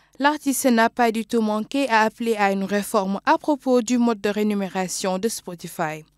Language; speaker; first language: French; non-native, local second language; Wolof